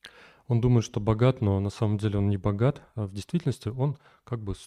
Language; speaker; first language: Russian; native; Russian